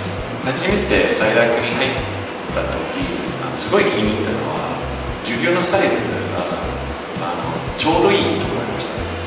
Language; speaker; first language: Japanese; non-native, fluent; English